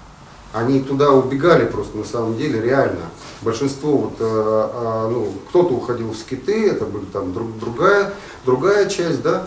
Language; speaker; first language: Russian; native; Russian